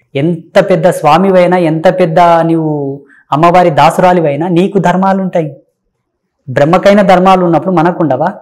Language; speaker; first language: Telugu; native; Telugu